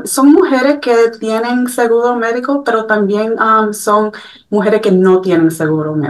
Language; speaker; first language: Spanish; early bilingual, heritage; Spanish